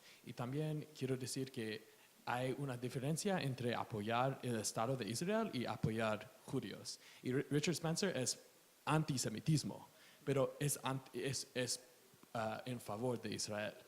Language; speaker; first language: Spanish; non-native, learner; English